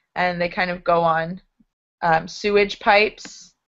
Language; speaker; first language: English; native; English